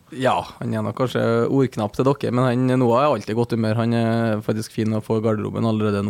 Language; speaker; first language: Norwegian; native; Norwegian